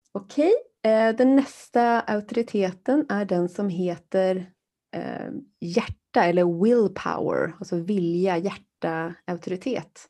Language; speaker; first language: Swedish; native; Swedish